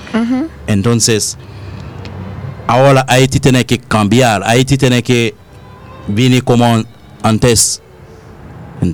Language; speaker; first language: Spanish; non-native, learner; Haitian Creole